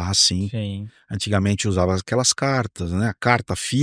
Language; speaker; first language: Portuguese; native; Portuguese